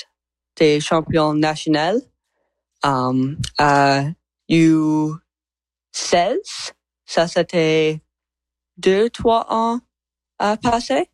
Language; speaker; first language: French; non-native, learner; English